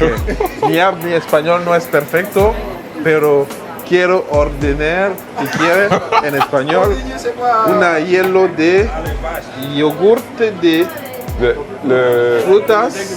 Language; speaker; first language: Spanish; non-native, learner; French